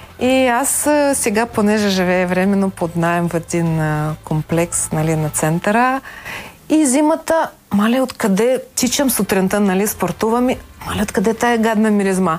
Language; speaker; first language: Bulgarian; non-native, fluent; Ukrainian